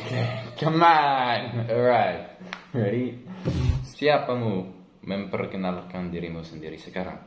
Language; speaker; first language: Indonesian; non-native, learner; English